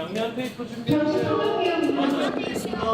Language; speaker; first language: Korean; native; Korean